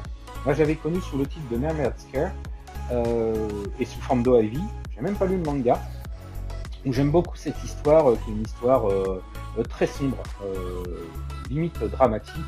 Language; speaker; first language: French; native; French